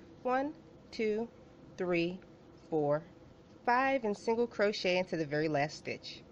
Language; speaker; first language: English; native; English